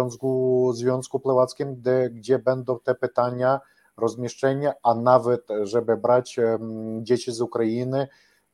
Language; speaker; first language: Polish; non-native, learner; Ukrainian